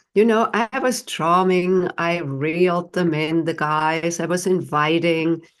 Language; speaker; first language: English; non-native, fluent; German